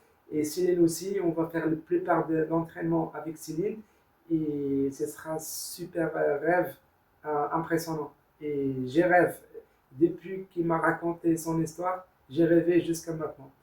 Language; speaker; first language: French; non-native, learner; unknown